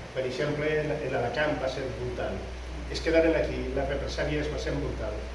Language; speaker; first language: Catalan; non-native, local second language; Spanish